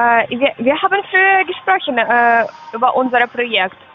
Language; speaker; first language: German; non-native, learner; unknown